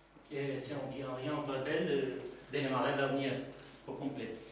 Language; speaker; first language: French; non-native, learner; Spanish